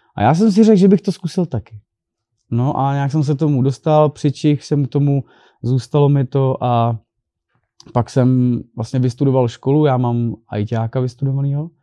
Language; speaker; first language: Czech; native; Czech